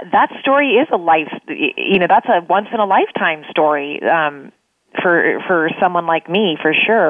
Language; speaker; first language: English; native; English